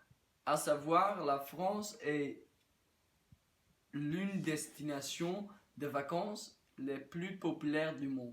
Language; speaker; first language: French; non-native, learner; Dutch